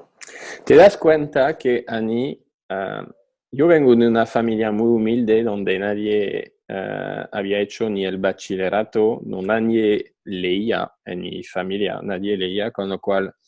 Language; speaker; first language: Spanish; non-native, fluent; French